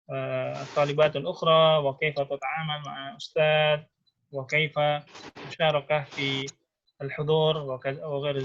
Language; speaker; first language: Arabic; non-native, fluent; Indonesian